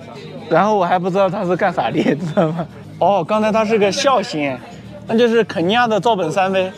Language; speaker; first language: Chinese; native; Chinese